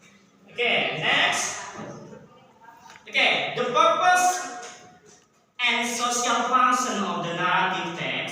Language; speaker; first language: English; non-native, learner; Indonesian